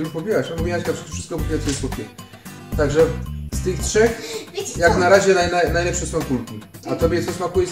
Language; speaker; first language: Polish; native; Polish